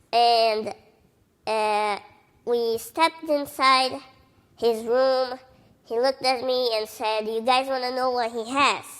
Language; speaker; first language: English; early bilingual, other home language; Portuguese